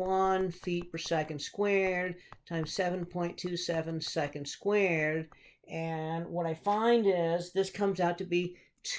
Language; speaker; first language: English; native; English